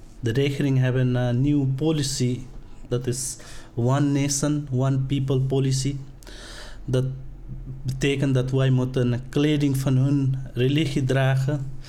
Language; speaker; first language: Dutch; non-native, learner; Nepali